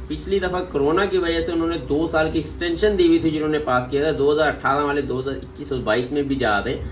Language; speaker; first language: Urdu; non-native, local second language; Punjabi